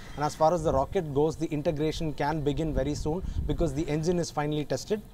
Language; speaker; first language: English; non-native, local second language; Tamil